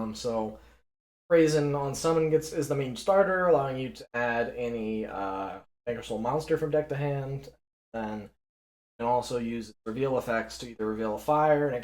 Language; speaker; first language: English; native; English